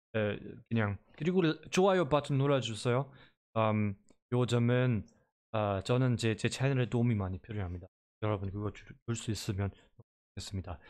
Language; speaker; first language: Korean; non-native, learner; German